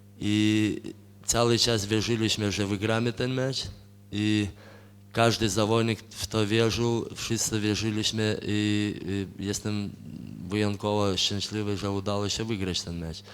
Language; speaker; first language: Polish; non-native, fluent; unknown